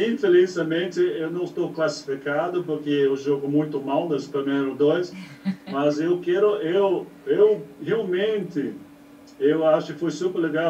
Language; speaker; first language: Portuguese; non-native, learner; English